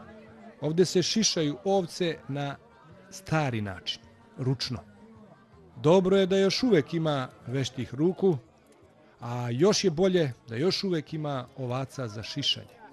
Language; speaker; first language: Bosnian; native; Bosnian